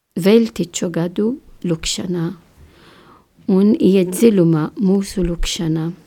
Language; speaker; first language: Latvian; non-native, learner; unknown